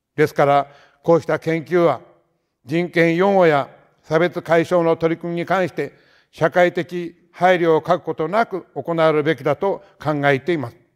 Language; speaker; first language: Japanese; native; Japanese